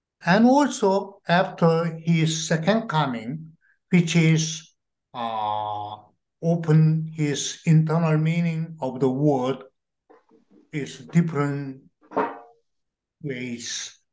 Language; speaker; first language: English; non-native, learner; Korean